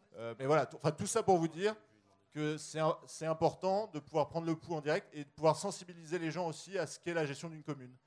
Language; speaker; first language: French; native; French